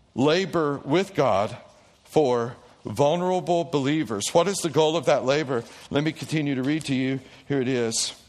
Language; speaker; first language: English; native; English